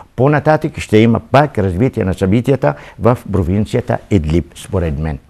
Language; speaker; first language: Bulgarian; non-native, fluent; Arabic